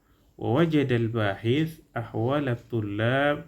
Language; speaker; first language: Arabic; non-native, learner; Indonesian